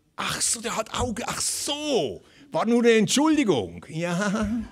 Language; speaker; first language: German; native; German